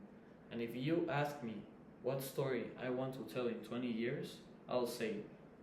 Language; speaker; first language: English; non-native, fluent; Spanish